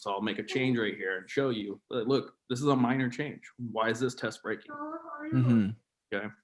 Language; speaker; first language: English; native; English